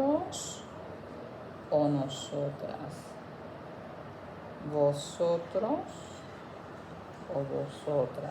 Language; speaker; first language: Spanish; non-native, fluent; English